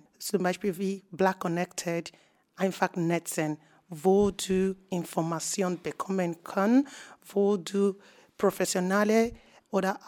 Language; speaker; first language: German; non-native, learner; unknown